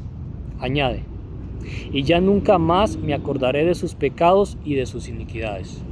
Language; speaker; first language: Spanish; native; Spanish